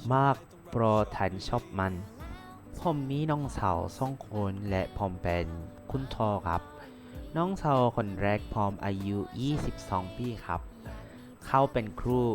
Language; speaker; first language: Thai; non-native, learner; Malay